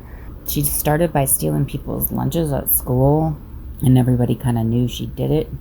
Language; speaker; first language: English; native; English